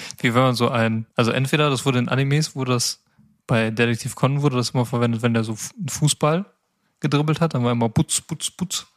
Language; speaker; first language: German; native; German